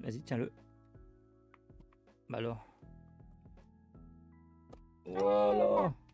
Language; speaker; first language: French; native; French